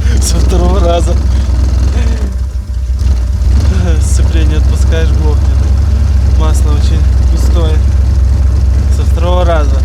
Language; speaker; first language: Russian; native; Russian